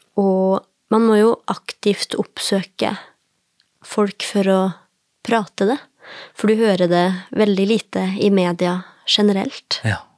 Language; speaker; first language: Norwegian; native; Norwegian